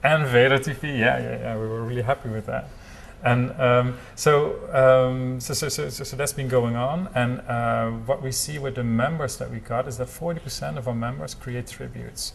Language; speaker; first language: English; non-native, fluent; Dutch